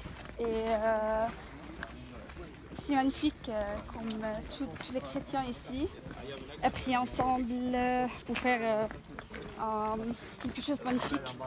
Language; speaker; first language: French; non-native, learner; Arabic